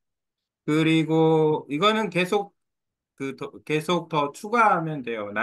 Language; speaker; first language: Korean; native; Korean